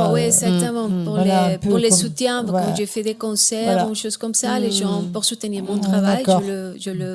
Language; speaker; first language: French; non-native, learner; Spanish